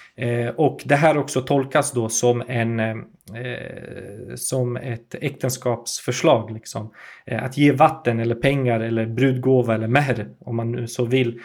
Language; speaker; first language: Swedish; native; Swedish